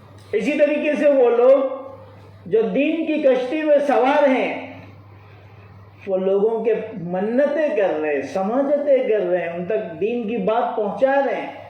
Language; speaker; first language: Urdu; native; Urdu